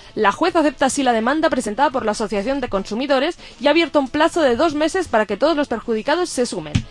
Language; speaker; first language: Spanish; non-native, local second language; Catalan